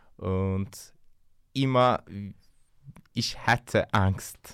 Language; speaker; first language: German; non-native, learner; Turkish